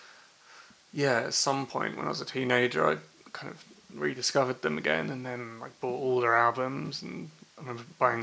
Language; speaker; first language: English; native; English